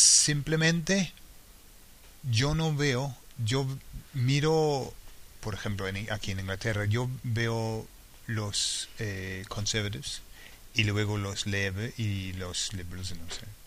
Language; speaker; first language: Spanish; non-native, fluent; English